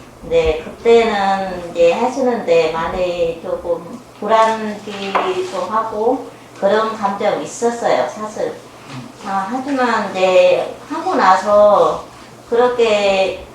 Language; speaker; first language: Korean; non-native, learner; Vietnamese